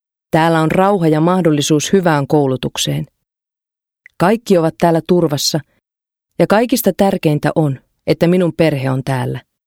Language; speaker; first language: Finnish; non-native, fluent; Persian